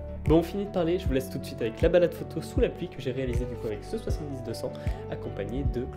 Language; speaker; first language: French; native; French